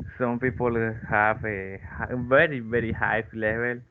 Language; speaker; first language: English; non-native, learner; Spanish